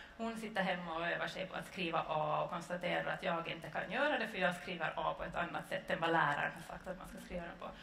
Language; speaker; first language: Swedish; native; Swedish